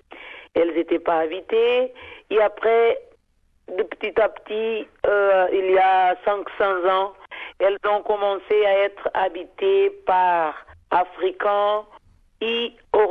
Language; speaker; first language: French; non-native, fluent; Portuguese